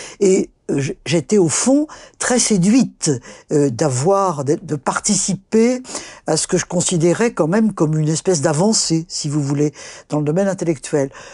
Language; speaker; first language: French; native; French